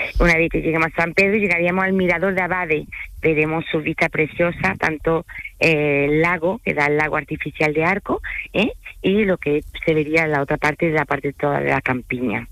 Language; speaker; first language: Spanish; early bilingual, other home language; French